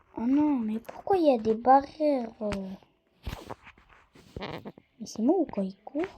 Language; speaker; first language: French; native; French